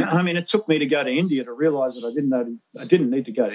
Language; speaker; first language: English; native; English